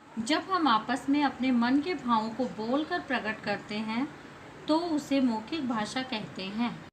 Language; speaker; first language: Hindi; native; Hindi